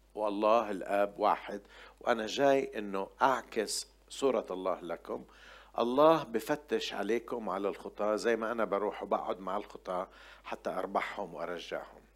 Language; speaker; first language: Arabic; non-native, local second language; Armenian